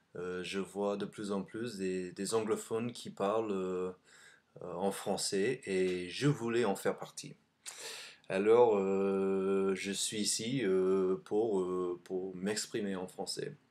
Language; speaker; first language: French; non-native, fluent; English